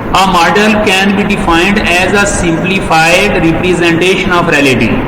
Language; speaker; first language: English; non-native, local second language; Urdu